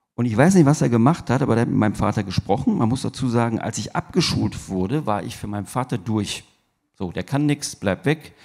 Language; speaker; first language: German; early bilingual, other home language; Turkish